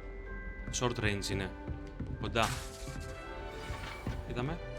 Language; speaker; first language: Greek; native; Greek